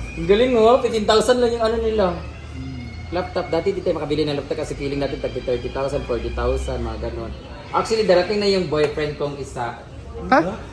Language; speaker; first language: Filipino; native; Filipino